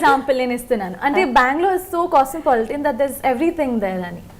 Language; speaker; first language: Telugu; non-native, local second language; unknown